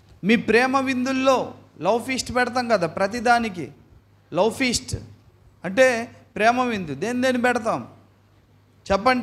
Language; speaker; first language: Telugu; native; Telugu